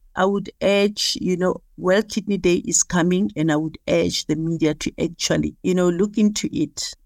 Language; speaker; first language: English; non-native, local second language; Southern Sotho